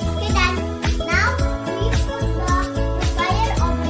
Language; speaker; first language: English; non-native, learner; Indonesian